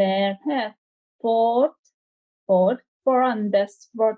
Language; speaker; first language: Swedish; non-native, learner; Chinese